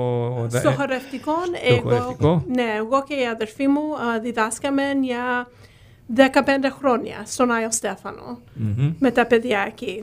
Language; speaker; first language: Greek; early bilingual, heritage; Greek